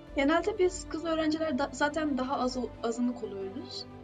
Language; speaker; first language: Turkish; native; Turkish